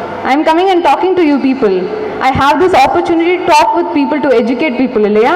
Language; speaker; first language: English; non-native, local second language; Tamil